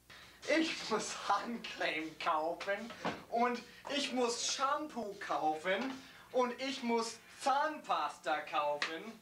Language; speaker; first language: German; non-native, learner; English